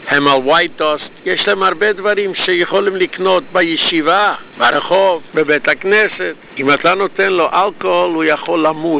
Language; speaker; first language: Hebrew; non-native, fluent; Yiddish